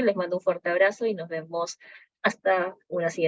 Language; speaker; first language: Spanish; native; Spanish